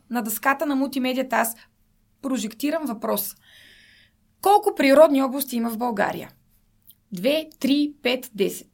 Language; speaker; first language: Bulgarian; native; Bulgarian